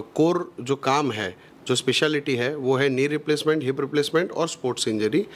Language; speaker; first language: Hindi; non-native, local second language; Gujarati